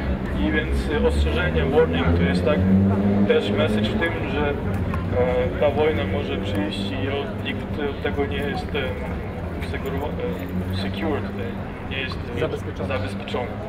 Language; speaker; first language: Polish; non-native, fluent; Ukrainian